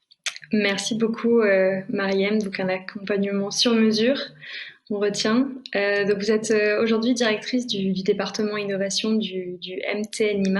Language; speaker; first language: French; native; French